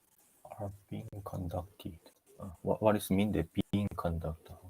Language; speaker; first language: English; non-native, learner; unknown